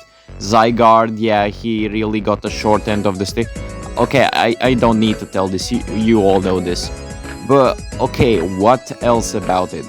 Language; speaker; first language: English; non-native, fluent; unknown